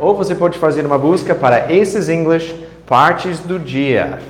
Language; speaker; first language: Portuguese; non-native, fluent; English